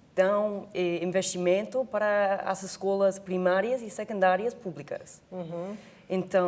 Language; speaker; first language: Portuguese; non-native, fluent; English